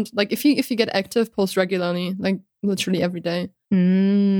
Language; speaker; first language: English; non-native, fluent; German